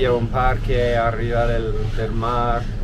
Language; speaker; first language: Spanish; non-native, learner; English